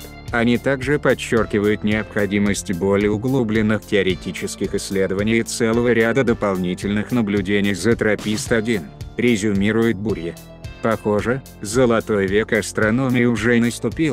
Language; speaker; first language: Russian; native; Russian